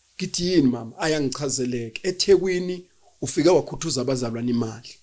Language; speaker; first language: Zulu; native; Zulu